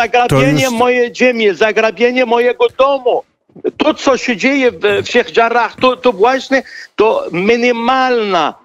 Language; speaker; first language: Polish; non-native, fluent; Arabic